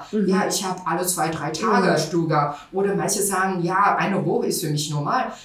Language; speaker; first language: German; non-native, fluent; Chinese